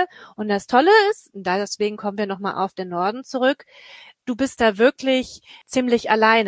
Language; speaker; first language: German; native; German